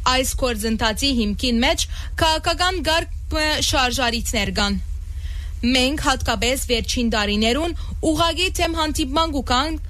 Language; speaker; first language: Armenian; early bilingual, heritage; Armenian